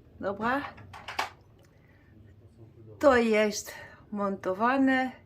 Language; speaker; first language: Polish; non-native, learner; Dutch